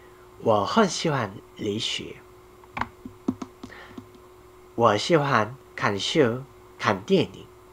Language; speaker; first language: Chinese; non-native, learner; Korean